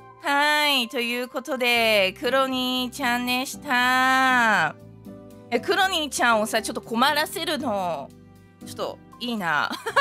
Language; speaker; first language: Japanese; native; Japanese